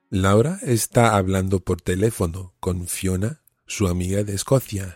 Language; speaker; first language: Spanish; non-native, fluent; English